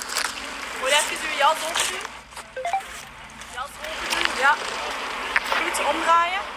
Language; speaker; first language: Dutch; native; Dutch